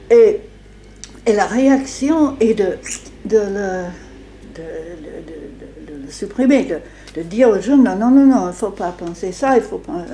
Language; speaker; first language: French; non-native, fluent; English